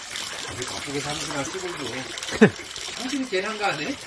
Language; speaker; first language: Korean; native; Korean